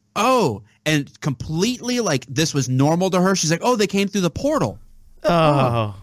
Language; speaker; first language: English; native; English